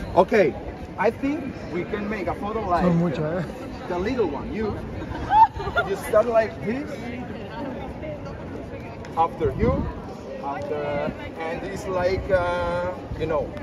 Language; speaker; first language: English; non-native, learner; Italian